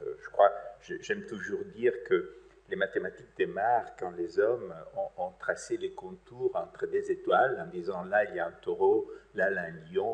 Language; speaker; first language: French; native; French